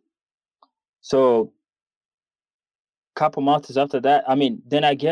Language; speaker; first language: English; non-native, fluent; Kinyarwanda